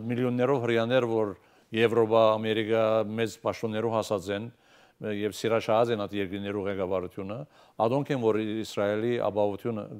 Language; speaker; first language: Armenian; early bilingual, heritage; Armenian